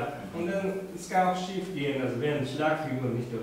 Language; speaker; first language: German; non-native, fluent; Japanese